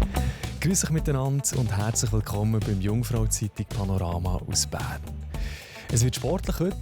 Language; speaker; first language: German; native; German